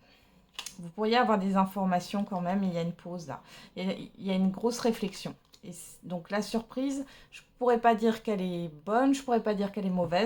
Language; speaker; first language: French; native; French